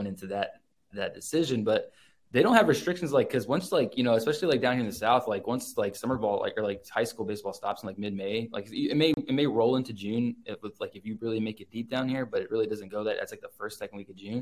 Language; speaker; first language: English; native; English